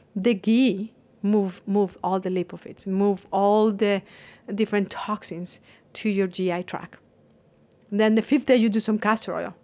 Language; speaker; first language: English; non-native, fluent; Spanish